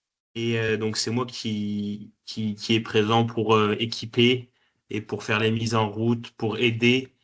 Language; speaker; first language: French; native; French